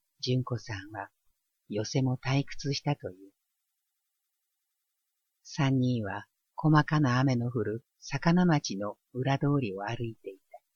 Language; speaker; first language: Japanese; native; Japanese